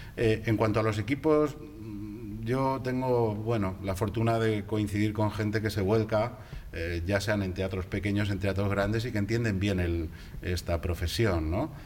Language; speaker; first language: Spanish; native; Spanish